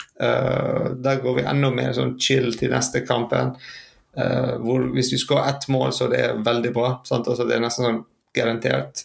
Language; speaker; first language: Norwegian; non-native, fluent; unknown